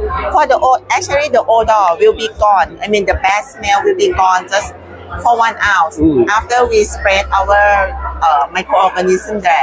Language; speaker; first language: English; non-native, fluent; Thai